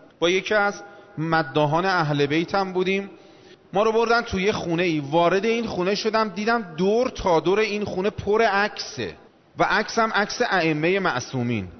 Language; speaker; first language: Persian; non-native, local second language; Azerbaijani